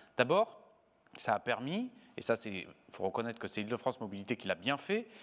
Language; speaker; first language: French; native; French